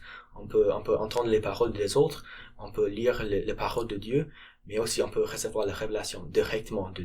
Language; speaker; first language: French; non-native, learner; English